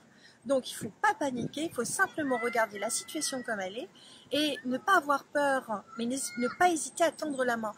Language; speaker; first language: French; native; French